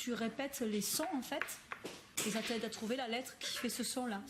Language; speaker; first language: French; native; French